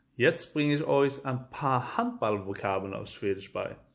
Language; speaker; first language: German; non-native, fluent; Swedish